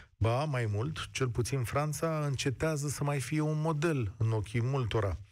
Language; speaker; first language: Romanian; native; Romanian